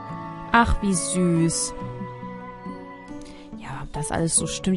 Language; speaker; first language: German; native; German